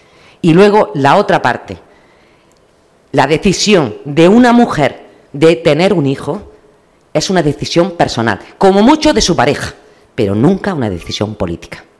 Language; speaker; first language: Spanish; native; Spanish